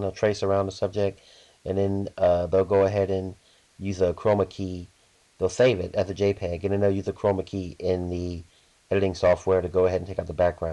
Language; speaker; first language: English; native; English